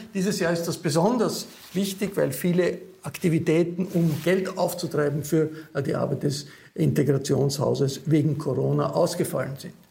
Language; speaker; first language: German; native; German